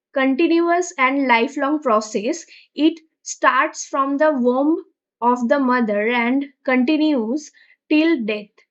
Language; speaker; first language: English; non-native, local second language; Bangla